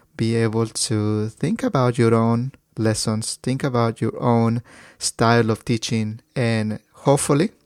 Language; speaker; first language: English; non-native, fluent; Spanish